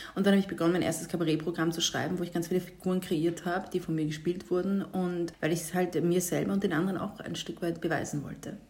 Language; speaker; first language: German; native; German